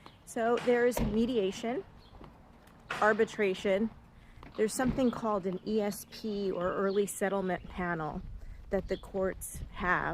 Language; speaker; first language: English; native; English